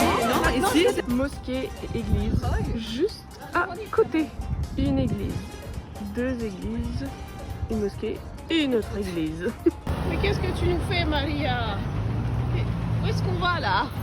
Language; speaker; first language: French; native; French